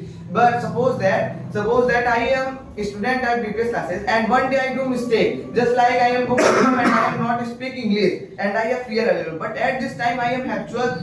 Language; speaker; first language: English; non-native, learner; Hindi